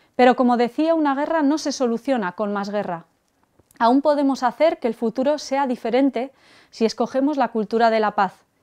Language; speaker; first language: Spanish; native; Spanish